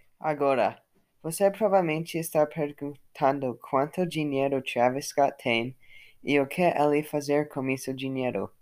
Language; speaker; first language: Portuguese; non-native, learner; English